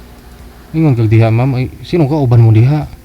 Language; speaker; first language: Filipino; native; Filipino